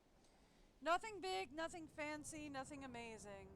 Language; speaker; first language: English; native; English